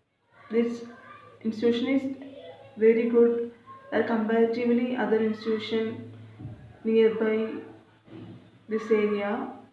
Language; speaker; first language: English; non-native, learner; Malayalam